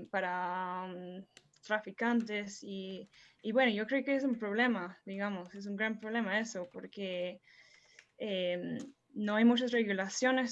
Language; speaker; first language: Spanish; non-native, fluent; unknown